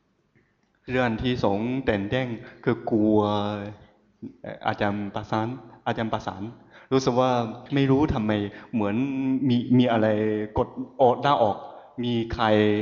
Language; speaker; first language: Thai; non-native, fluent; Chinese